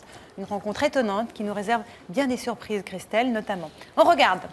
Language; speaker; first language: French; native; French